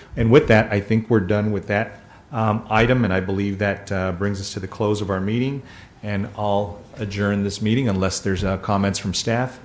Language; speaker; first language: English; early bilingual, other home language; Spanish